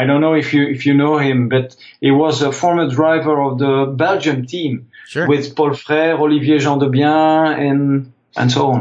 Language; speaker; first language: English; non-native, fluent; French